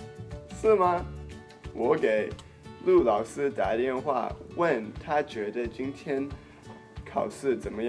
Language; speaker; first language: Chinese; non-native, learner; English